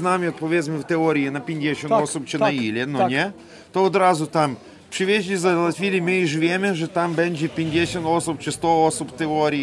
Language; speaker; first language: Polish; non-native, learner; Ukrainian